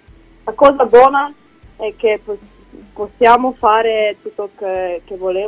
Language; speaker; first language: Italian; non-native, learner; Slovenian